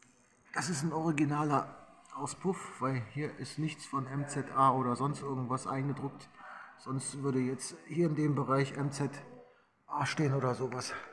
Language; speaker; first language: German; native; German